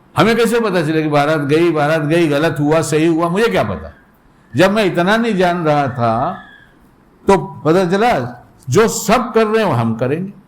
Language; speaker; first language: Urdu; native; Urdu